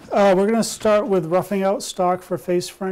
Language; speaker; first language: English; native; English